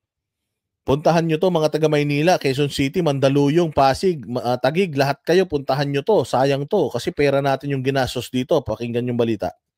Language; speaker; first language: Filipino; native; Filipino